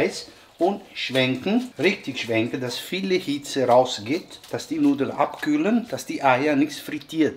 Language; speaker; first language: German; non-native, learner; Italian